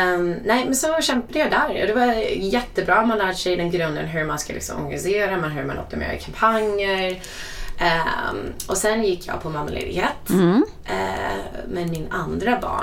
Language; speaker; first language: Swedish; non-native, fluent; English